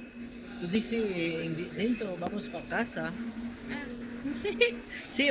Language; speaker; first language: Spanish; non-native, learner; Filipino